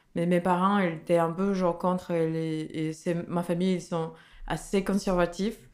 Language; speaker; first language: French; non-native, learner; Russian